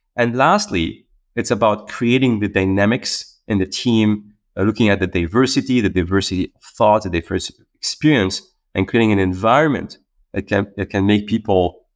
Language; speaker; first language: English; non-native, fluent; Arabic